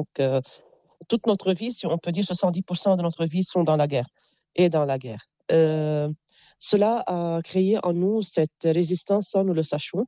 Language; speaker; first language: French; non-native, local second language; Arabic